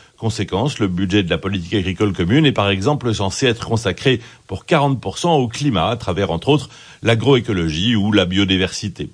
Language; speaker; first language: French; native; French